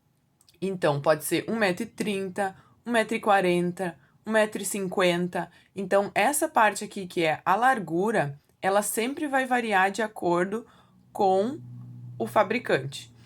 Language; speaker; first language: Portuguese; native; Portuguese